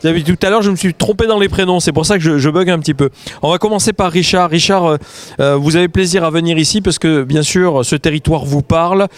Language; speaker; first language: French; native; French